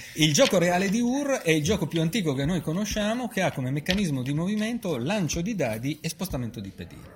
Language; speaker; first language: Italian; native; Italian